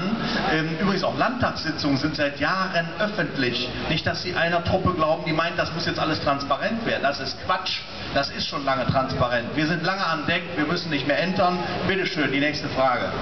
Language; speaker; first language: German; native; German